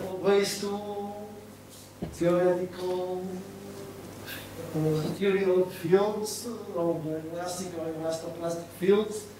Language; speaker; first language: English; non-native, learner; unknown